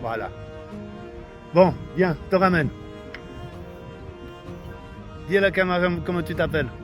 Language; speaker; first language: French; non-native, fluent; English